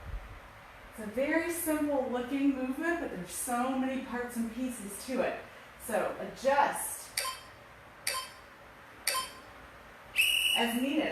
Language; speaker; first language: English; native; English